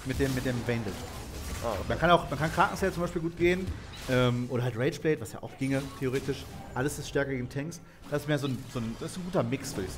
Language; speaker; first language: German; native; German